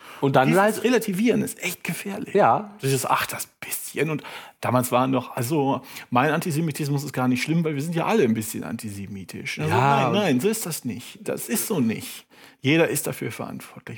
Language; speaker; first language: German; native; German